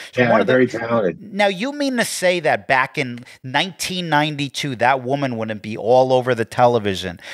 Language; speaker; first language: English; native; English